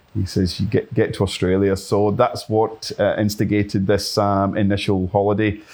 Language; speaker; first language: English; native; English